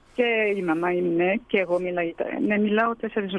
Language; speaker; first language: Greek; early bilingual, heritage; Greek